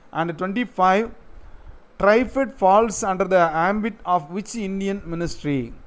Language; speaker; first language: English; non-native, local second language; Tamil